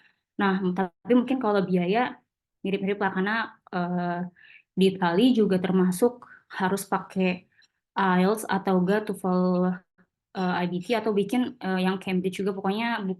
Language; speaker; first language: Indonesian; native; Indonesian